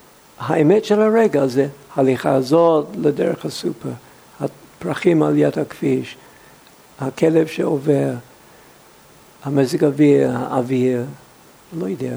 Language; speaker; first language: Hebrew; non-native, fluent; English